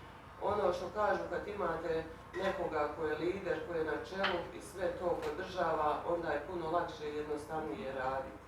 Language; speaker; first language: Bosnian; native; Bosnian